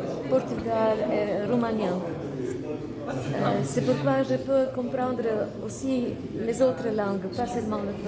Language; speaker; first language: French; non-native, fluent; Slovenian